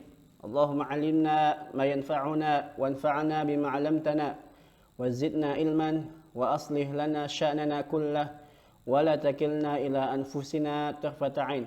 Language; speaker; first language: Arabic; non-native, fluent; Indonesian